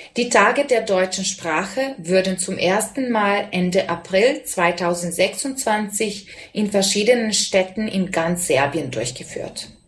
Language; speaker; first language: German; non-native, fluent; Serbian